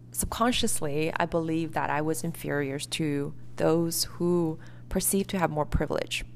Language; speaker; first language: English; early bilingual, other home language; Chinese